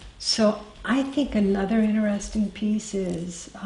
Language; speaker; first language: English; native; English